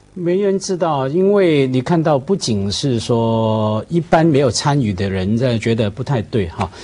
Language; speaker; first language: Chinese; non-native, fluent; Cantonese